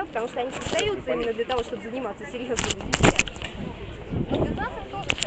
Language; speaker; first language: Russian; native; Russian